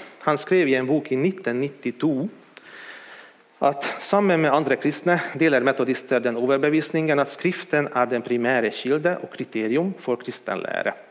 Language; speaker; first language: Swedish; non-native, fluent; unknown